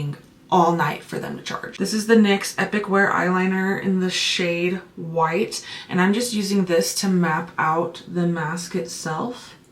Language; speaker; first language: English; native; English